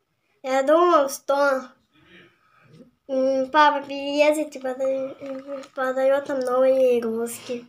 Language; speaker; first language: Russian; native; Russian